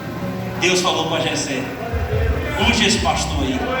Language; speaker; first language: Portuguese; native; Portuguese